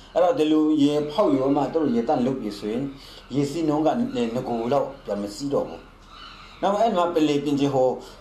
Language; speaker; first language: Burmese; non-native, local second language; Kachin